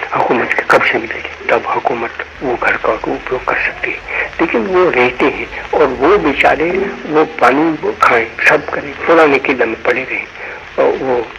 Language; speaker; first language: Hindi; non-native, local second language; Gujarati